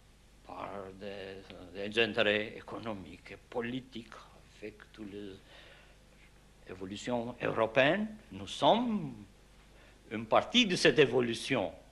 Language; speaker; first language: French; non-native, fluent; Albanian